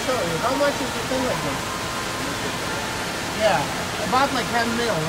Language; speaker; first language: English; non-native, fluent; Ukrainian